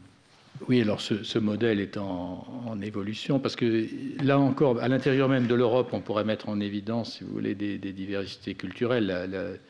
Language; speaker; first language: French; native; French